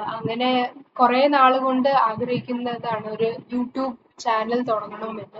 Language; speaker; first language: Malayalam; early bilingual, heritage; Malayalam